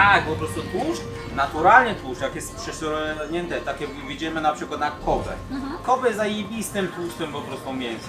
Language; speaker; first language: Polish; non-native, fluent; Chinese